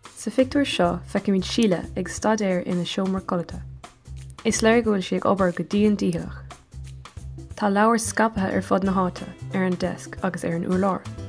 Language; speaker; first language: Irish; non-native, local second language; English